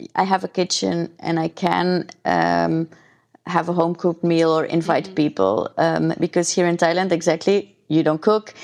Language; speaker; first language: English; non-native, fluent; Dutch